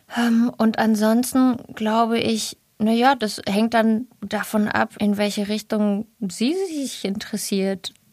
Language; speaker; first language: German; early bilingual, other home language; Russian